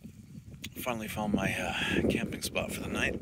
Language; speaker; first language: English; native; English